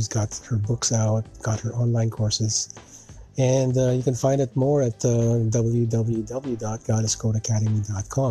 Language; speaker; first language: English; non-native, local second language; Filipino